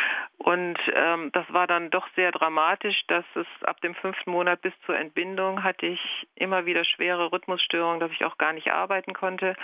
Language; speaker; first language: German; native; German